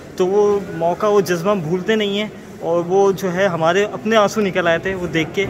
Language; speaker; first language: Urdu; native; Urdu